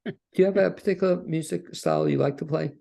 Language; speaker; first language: English; native; English